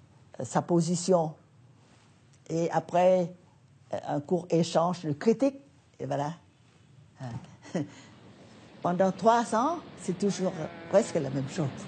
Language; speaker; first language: French; non-native, fluent; Vietnamese